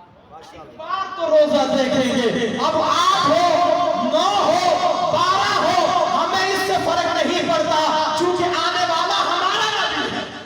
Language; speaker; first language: Urdu; native; Urdu